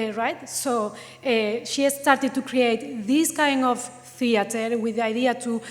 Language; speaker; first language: English; non-native, fluent; Spanish